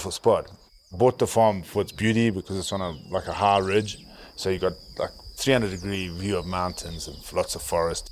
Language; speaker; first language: English; native; English